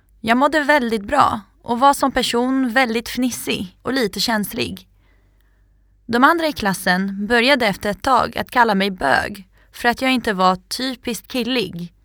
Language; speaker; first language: Swedish; native; Swedish